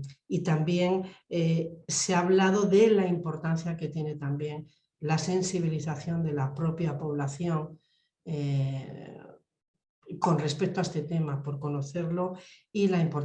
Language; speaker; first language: Spanish; native; Spanish